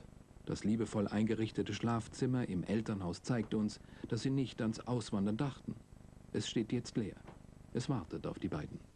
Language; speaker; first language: German; native; German